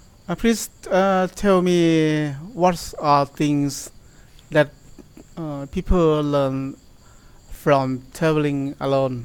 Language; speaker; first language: English; non-native, learner; Thai